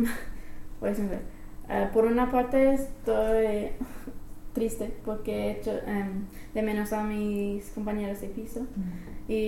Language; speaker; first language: Spanish; non-native, learner; English